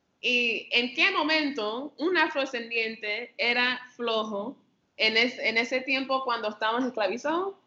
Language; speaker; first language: Spanish; early bilingual, heritage; Spanish